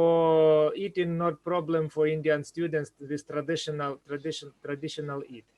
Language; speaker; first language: English; non-native, learner; Ukrainian